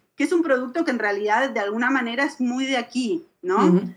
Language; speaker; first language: Spanish; native; Spanish